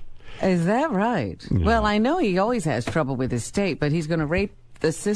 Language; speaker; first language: English; native; English